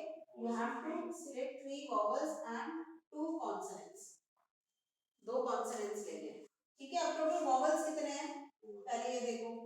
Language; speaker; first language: Hindi; native; Hindi